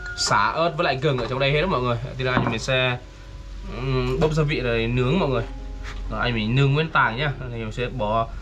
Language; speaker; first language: Vietnamese; non-native, local second language; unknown